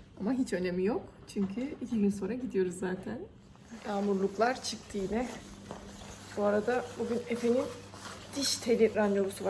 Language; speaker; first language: Turkish; early bilingual, other home language; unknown